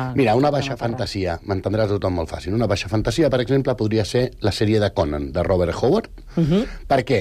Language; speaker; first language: Catalan; non-native, local second language; Spanish